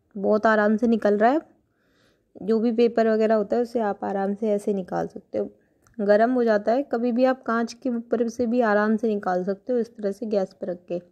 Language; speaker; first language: Hindi; native; Hindi